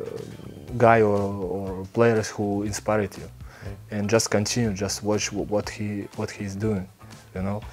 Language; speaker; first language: English; non-native, learner; Belarusian